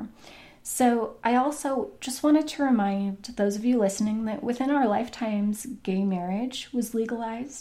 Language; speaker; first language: English; native; English